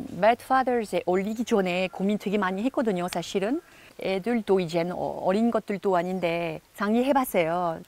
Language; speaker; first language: Korean; non-native, fluent; French